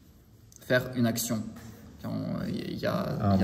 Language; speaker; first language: French; non-native, learner; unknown